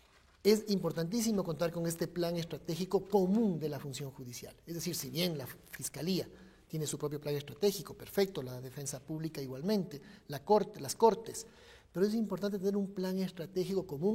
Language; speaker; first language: Spanish; native; Spanish